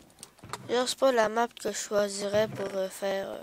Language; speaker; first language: French; native; French